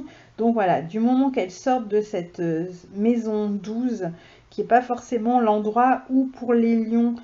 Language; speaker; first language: French; native; French